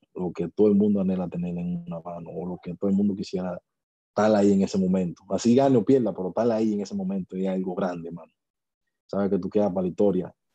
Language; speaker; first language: Spanish; native; Spanish